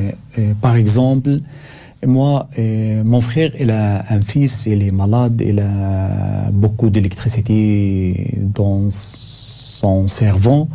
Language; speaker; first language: French; non-native, learner; Arabic